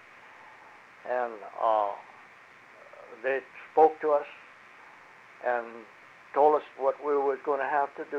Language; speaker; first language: English; early bilingual, other home language; French